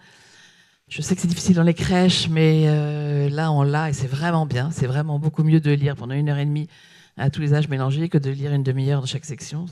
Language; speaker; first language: French; native; French